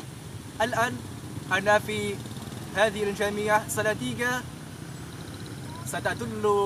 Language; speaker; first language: Arabic; non-native, learner; Indonesian